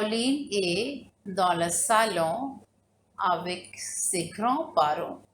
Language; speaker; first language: French; non-native, fluent; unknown